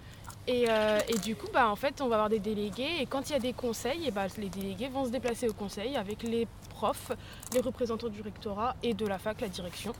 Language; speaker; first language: French; native; French